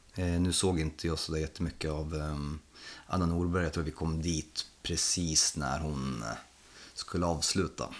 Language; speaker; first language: Swedish; non-native, fluent; Polish